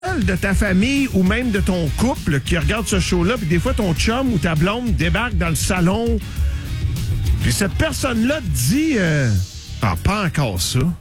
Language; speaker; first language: French; native; French